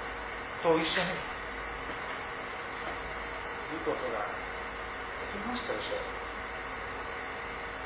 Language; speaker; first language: Japanese; non-native, fluent; English